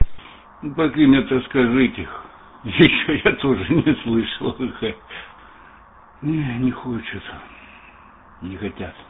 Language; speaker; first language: Russian; native; Russian